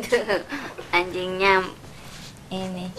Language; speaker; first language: Indonesian; native; Indonesian